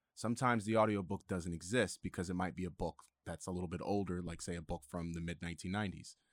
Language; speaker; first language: English; native; English